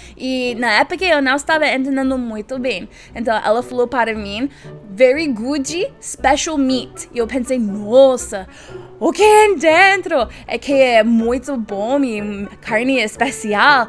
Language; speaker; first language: Portuguese; non-native, learner; English